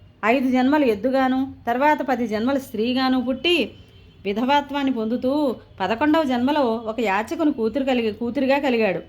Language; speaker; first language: Telugu; native; Telugu